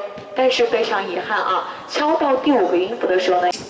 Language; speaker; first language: Chinese; native; Chinese